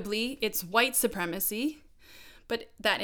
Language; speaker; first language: English; native; English